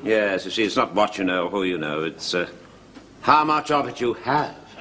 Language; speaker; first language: English; native; English